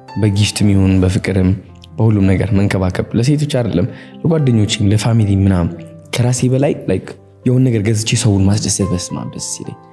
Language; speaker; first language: Amharic; early bilingual, heritage; Amharic